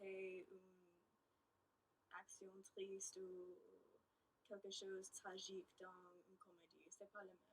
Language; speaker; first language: French; non-native, learner; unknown